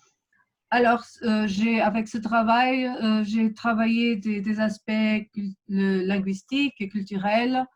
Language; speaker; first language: French; non-native, fluent; Portuguese